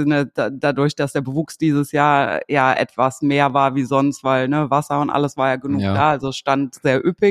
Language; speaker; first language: German; native; German